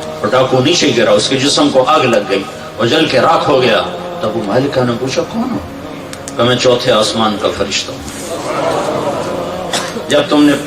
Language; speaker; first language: Urdu; non-native, local second language; Punjabi